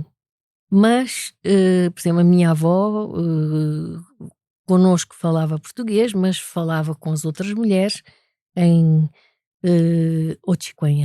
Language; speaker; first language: Portuguese; native; Portuguese